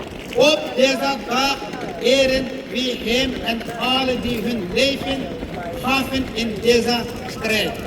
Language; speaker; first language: Dutch; non-native, local second language; Uyghur